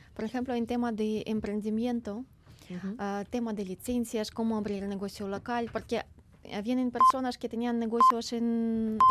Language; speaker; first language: Spanish; non-native, fluent; Ukrainian